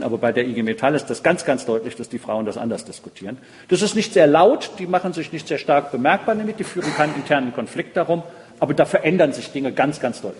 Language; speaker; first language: German; native; German